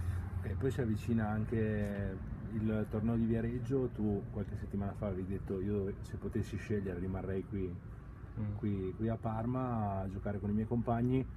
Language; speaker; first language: Italian; native; Italian